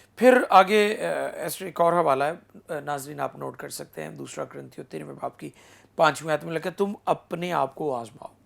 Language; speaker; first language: Urdu; non-native, local second language; Punjabi